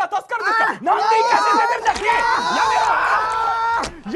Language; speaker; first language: Japanese; native; Japanese